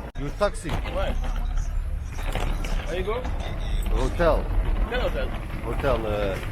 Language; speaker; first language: English; non-native, learner; Turkish